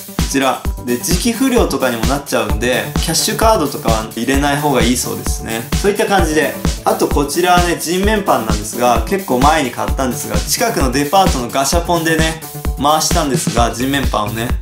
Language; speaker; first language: Japanese; native; Japanese